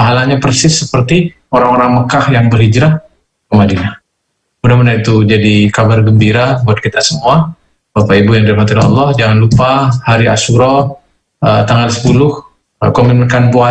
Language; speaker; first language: Indonesian; native; Indonesian